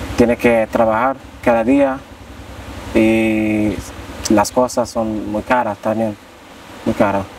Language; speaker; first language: Spanish; non-native, learner; English